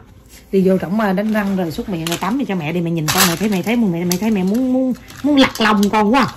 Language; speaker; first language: Vietnamese; native; Vietnamese